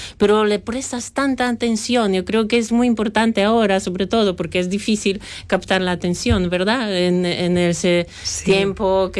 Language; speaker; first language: Spanish; non-native, fluent; Polish